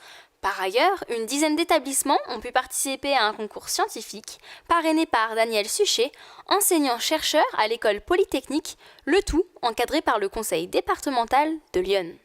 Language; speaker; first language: French; native; French